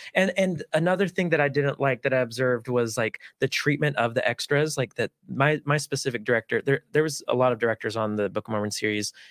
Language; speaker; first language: English; early bilingual, other home language; Spanish